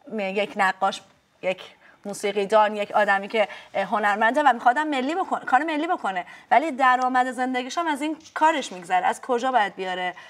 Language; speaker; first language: Persian; native; Persian